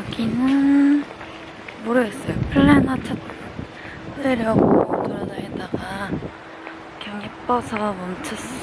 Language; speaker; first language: Korean; native; Korean